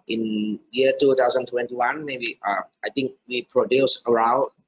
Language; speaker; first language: English; non-native, learner; Thai